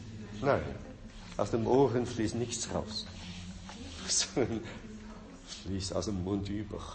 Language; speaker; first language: German; non-native, fluent; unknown